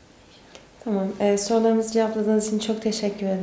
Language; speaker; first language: Turkish; native; Turkish